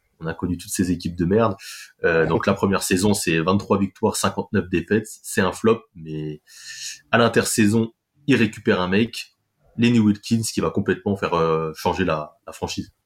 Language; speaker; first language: French; native; French